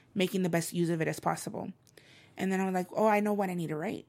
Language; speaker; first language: English; non-native, fluent; Spanish